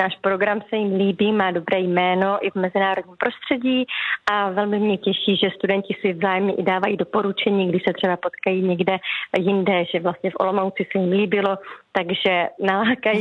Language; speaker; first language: Czech; native; Czech